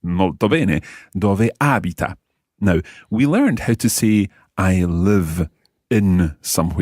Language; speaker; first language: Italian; non-native, fluent; English